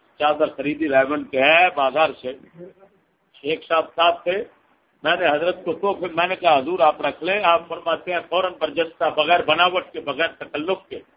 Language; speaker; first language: Urdu; non-native, local second language; Punjabi